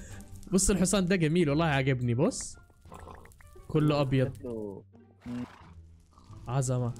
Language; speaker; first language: Arabic; native; Arabic